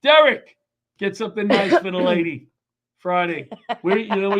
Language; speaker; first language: English; native; English